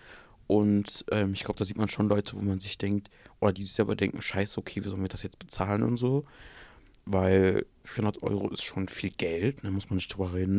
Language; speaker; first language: German; early bilingual, other home language; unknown